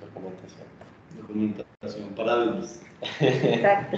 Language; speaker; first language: Spanish; native; Spanish